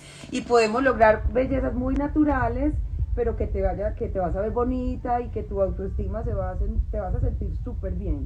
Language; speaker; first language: Spanish; native; Spanish